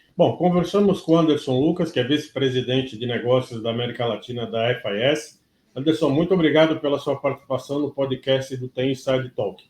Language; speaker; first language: Portuguese; native; Portuguese